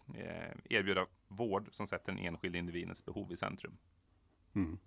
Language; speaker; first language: Swedish; native; Swedish